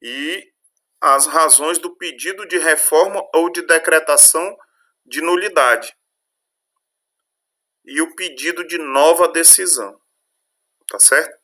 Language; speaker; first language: Portuguese; native; Portuguese